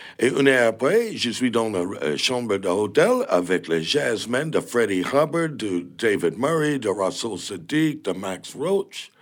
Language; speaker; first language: French; non-native, learner; English